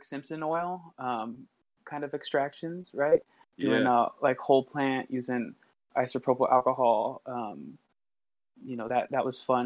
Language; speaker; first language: English; native; English